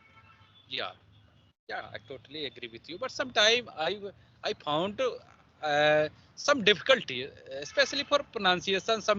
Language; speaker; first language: English; non-native, learner; Hindi